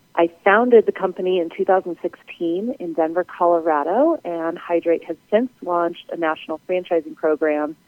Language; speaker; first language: English; native; English